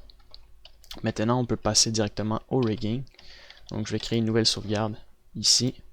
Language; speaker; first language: French; native; French